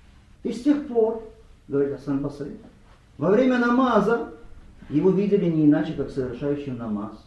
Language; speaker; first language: Russian; native; Russian